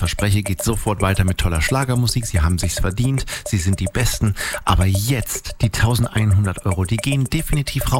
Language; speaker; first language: German; native; German